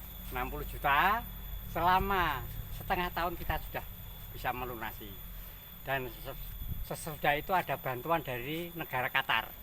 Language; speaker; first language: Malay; non-native, local second language; Javanese